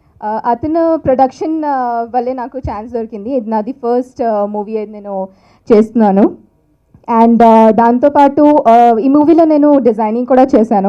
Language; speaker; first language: Telugu; non-native, learner; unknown